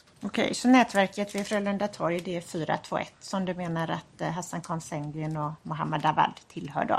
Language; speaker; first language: Swedish; native; Swedish